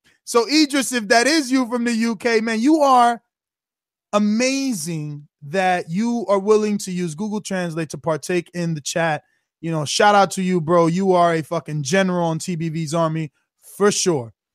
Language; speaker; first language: English; early bilingual, other home language; Spanish